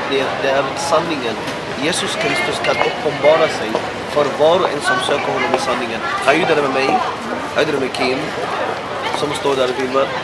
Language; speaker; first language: Swedish; non-native, fluent; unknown